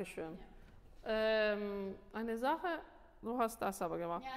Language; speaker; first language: German; non-native, fluent; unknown